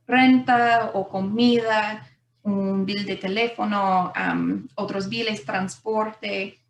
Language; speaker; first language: Spanish; non-native, fluent; English